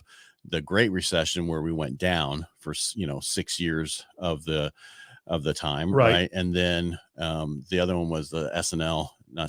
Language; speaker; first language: English; native; English